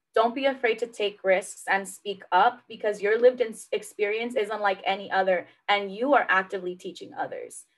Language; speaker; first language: English; native; English